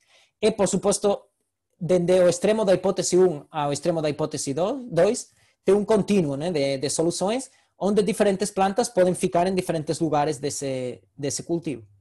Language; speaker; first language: Portuguese; non-native, fluent; Spanish